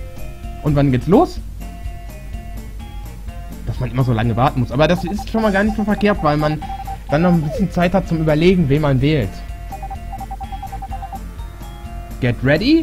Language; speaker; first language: German; native; German